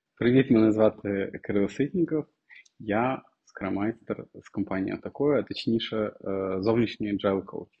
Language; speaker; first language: Ukrainian; non-native, local second language; Russian